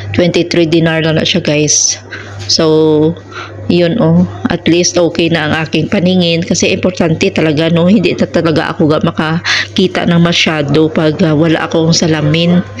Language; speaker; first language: Filipino; native; Filipino